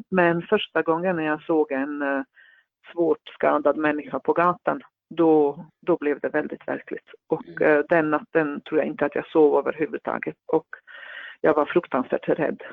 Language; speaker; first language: Swedish; non-native, fluent; Bosnian